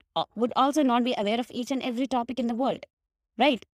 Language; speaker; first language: English; non-native, local second language; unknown